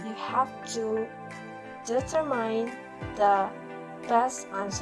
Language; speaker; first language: English; non-native, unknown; Indonesian